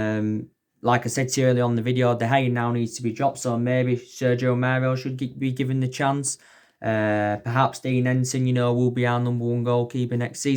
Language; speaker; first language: English; native; English